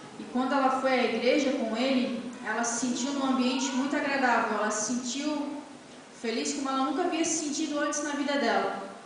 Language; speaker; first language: Portuguese; native; Portuguese